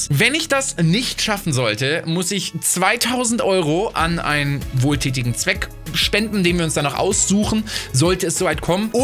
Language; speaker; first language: German; native; German